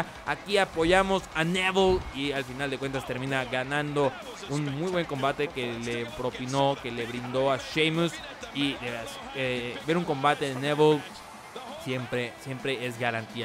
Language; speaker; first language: Spanish; native; Spanish